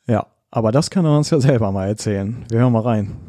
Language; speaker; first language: German; native; German